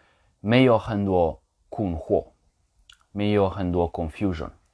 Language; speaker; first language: Chinese; non-native, learner; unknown